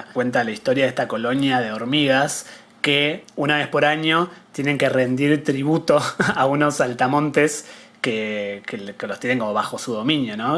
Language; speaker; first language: Spanish; native; Spanish